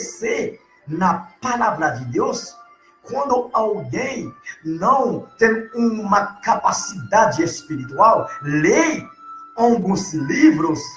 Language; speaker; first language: Portuguese; non-native, learner; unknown